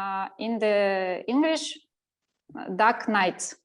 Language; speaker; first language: English; non-native, learner; Russian